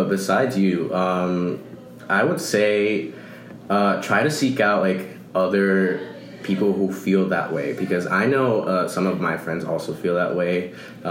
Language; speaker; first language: English; early bilingual, other home language; Spanish